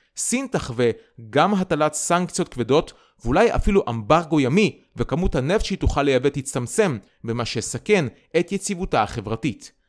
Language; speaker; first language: Hebrew; native; Hebrew